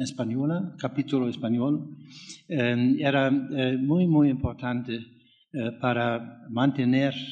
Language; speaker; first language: Spanish; non-native, learner; German